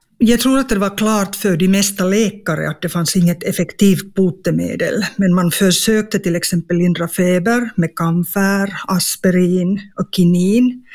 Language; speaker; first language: Swedish; non-native, local second language; Finnish